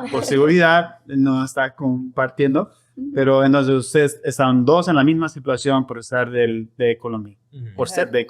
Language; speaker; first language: Spanish; non-native, fluent; English